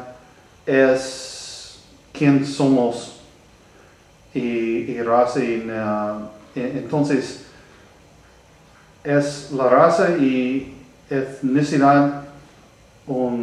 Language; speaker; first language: Spanish; non-native, learner; English